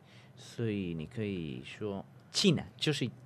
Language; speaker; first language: Chinese; non-native, fluent; Spanish